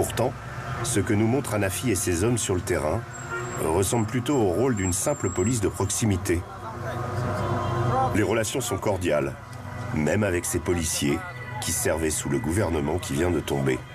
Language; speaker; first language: French; native; French